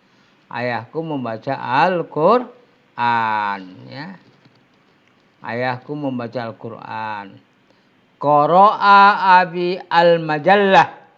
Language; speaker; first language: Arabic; non-native, fluent; Indonesian